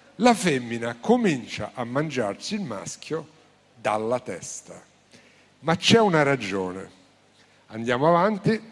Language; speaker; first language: Italian; native; Italian